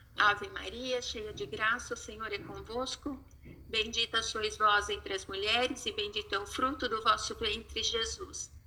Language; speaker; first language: Portuguese; native; Portuguese